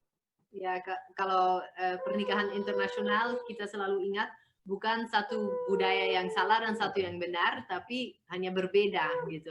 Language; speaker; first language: Indonesian; non-native, fluent; Dutch